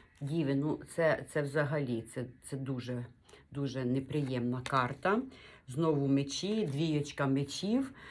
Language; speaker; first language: Ukrainian; non-native, local second language; Russian